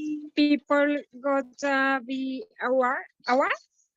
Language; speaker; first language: English; non-native, learner; Spanish